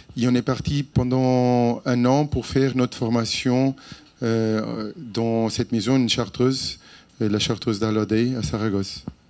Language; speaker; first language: French; non-native, fluent; Portuguese